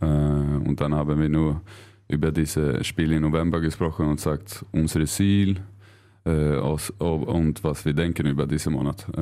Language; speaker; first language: German; non-native, learner; Swedish